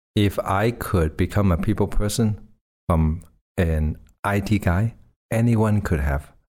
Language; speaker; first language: English; non-native, local second language; Cantonese